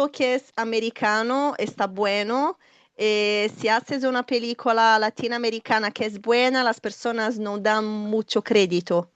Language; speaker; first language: Spanish; non-native, fluent; Portuguese